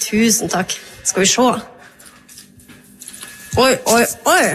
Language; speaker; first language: Norwegian; native; Norwegian